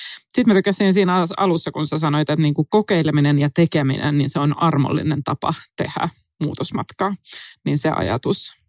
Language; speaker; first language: Finnish; native; Finnish